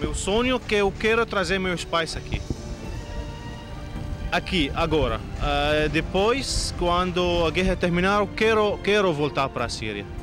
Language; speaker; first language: Portuguese; non-native, fluent; Arabic